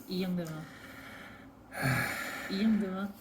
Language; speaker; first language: Chinese; non-native, fluent; French